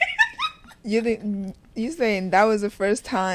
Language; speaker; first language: English; non-native, local second language; Rundi